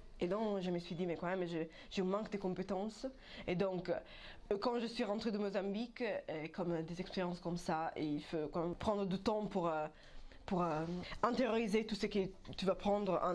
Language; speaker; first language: French; native; French